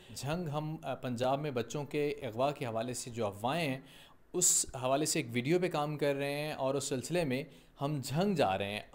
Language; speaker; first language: Urdu; non-native, local second language; Punjabi